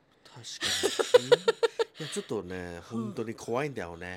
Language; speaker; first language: Japanese; non-native, fluent; Chinese